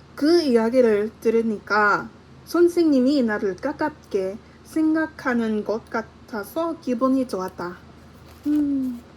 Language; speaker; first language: Korean; non-native, learner; English